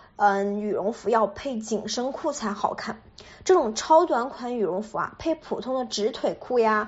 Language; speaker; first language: Chinese; native; Chinese